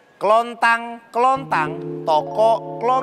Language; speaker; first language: Indonesian; native; Indonesian